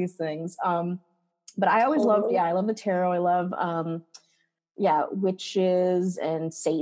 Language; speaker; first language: English; native; English